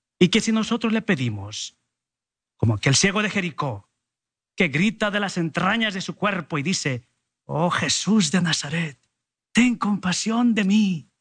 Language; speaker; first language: Spanish; early bilingual, heritage; Spanish